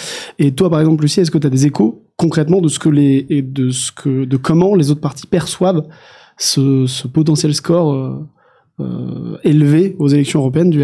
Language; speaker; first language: French; native; French